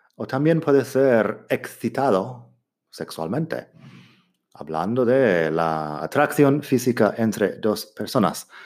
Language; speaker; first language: Spanish; non-native, fluent; English